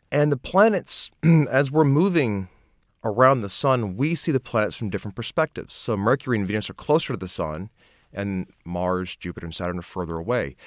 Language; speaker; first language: English; native; English